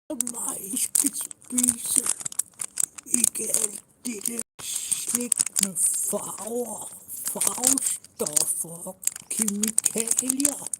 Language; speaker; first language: Danish; non-native, local second language; Kalaallisut